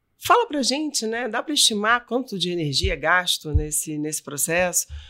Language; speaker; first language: Portuguese; native; Portuguese